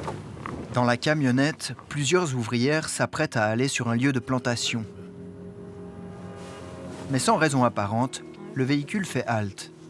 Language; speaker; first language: French; native; French